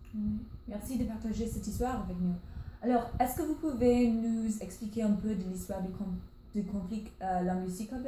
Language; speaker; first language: French; non-native, learner; English